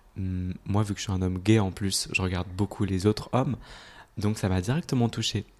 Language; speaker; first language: French; native; French